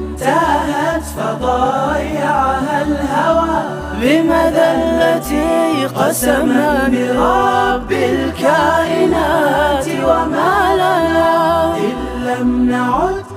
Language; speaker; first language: Arabic; native; Arabic